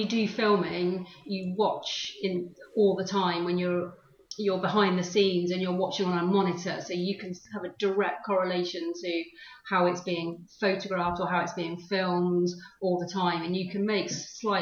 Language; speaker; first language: English; native; English